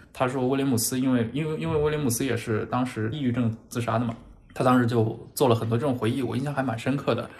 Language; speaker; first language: Chinese; native; Chinese